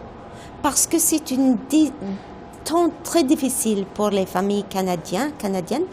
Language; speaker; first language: French; non-native, fluent; English